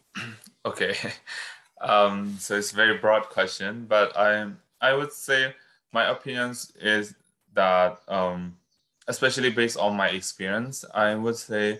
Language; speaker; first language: English; non-native, fluent; Burmese